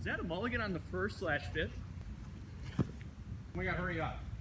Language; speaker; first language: English; native; English